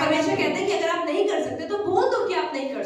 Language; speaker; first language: Hindi; native; Hindi